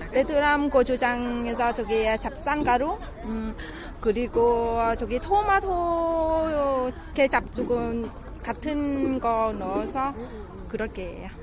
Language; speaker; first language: Korean; non-native, learner; Vietnamese